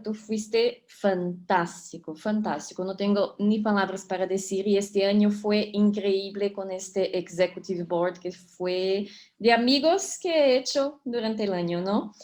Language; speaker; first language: Spanish; non-native, fluent; Portuguese